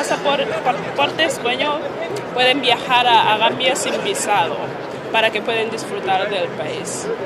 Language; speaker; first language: Spanish; non-native, fluent; Fula